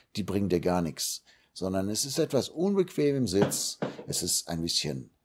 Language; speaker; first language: German; native; German